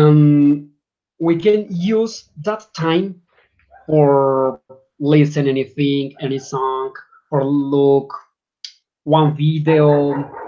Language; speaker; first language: English; non-native, learner; Spanish